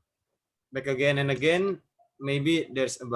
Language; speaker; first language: English; non-native, learner; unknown